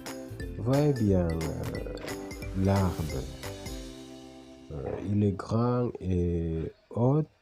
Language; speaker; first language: French; non-native, fluent; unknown